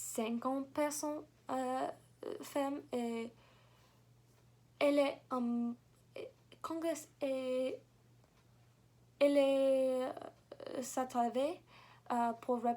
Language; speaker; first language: French; non-native, learner; English